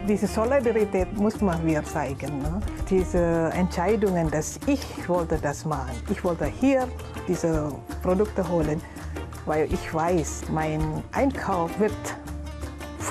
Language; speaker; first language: German; non-native, learner; Indonesian